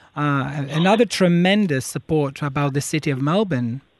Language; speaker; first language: English; non-native, fluent; Greek